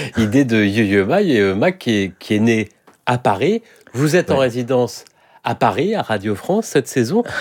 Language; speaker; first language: French; native; French